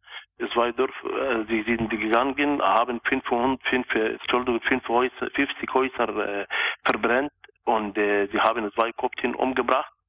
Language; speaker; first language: German; non-native, local second language; Arabic